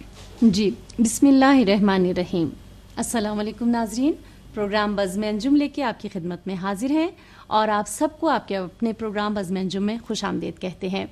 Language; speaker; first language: Urdu; native; Urdu